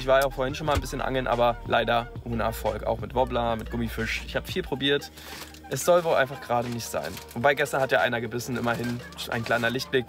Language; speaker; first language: German; native; German